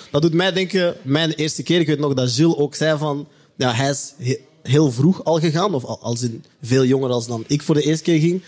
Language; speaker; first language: Dutch; native; Dutch